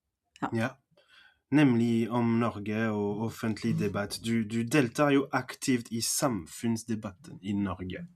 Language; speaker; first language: Norwegian; non-native, fluent; French